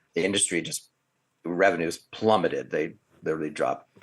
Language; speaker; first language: English; native; English